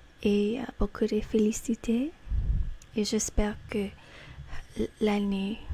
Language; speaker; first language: French; non-native, fluent; English